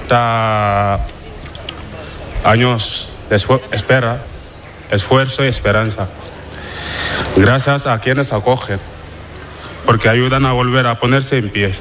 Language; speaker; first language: Spanish; non-native, fluent; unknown